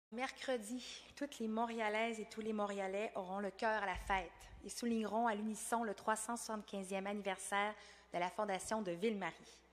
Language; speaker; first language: French; native; French